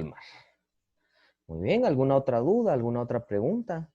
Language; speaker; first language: Spanish; native; Spanish